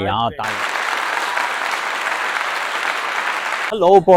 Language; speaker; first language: Welsh; non-native, fluent; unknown